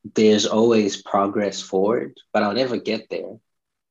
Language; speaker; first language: English; non-native, local second language; Shona